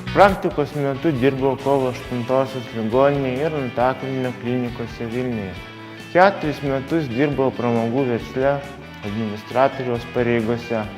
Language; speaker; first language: Lithuanian; native; Lithuanian